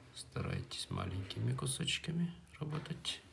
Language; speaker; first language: Russian; non-native, local second language; Kazakh